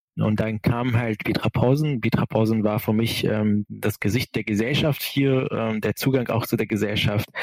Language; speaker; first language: German; non-native, fluent; Arabic